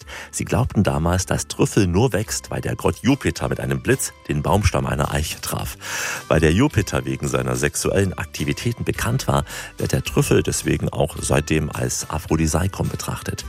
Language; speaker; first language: German; native; German